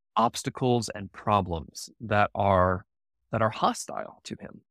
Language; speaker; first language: English; native; English